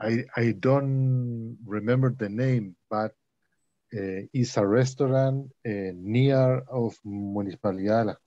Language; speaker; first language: English; non-native, learner; Spanish